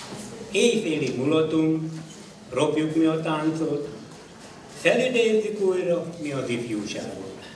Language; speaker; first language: Hungarian; native; Hungarian